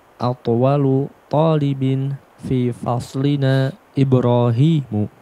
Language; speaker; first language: Arabic; non-native, learner; Indonesian